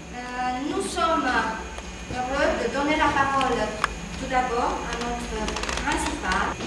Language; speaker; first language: French; non-native, fluent; Romanian